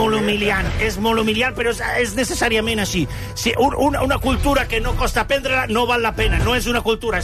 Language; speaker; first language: Catalan; native; Catalan